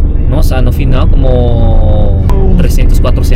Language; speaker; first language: Portuguese; non-native, learner; Indonesian